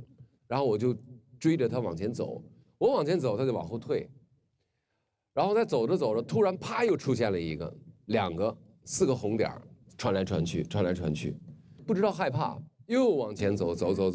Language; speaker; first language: Chinese; native; Chinese